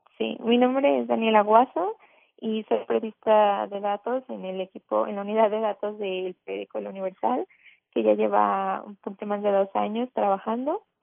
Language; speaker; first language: Spanish; native; Spanish